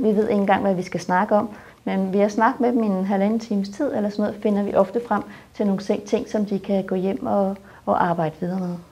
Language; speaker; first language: Danish; native; Danish